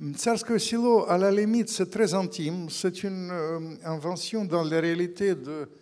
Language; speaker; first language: French; non-native, fluent; Ukrainian